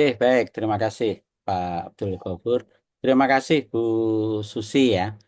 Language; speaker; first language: Indonesian; non-native, local second language; Javanese